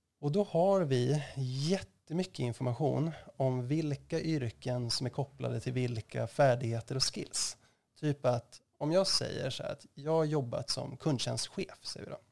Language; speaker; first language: Swedish; native; Swedish